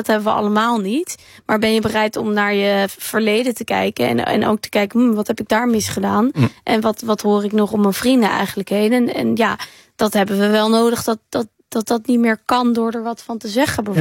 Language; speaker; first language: Dutch; native; Dutch